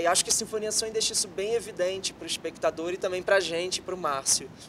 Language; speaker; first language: Portuguese; native; Portuguese